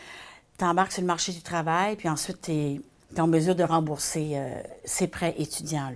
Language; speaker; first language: French; native; French